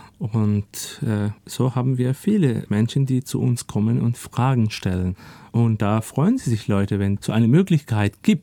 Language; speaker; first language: German; early bilingual, other home language; Turkish